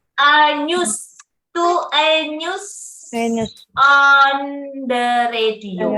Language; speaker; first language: English; non-native, fluent; Indonesian